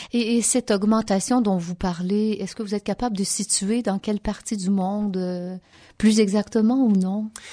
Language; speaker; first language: French; native; French